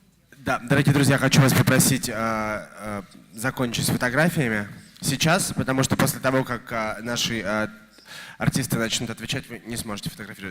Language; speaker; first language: Russian; native; Russian